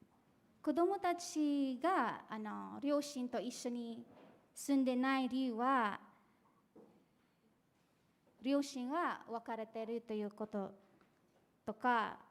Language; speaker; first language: Japanese; non-native, fluent; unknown